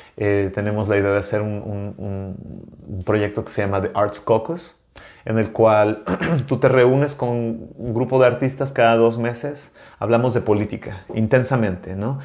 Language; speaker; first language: Spanish; native; Spanish